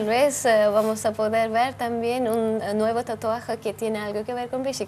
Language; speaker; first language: Spanish; non-native, fluent; Turkish